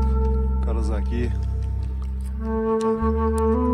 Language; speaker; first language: Russian; non-native, local second language; Uzbek